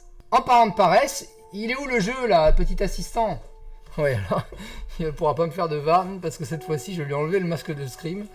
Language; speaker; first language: French; native; French